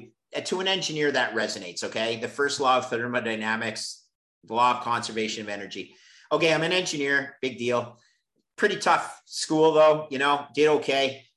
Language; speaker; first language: English; native; English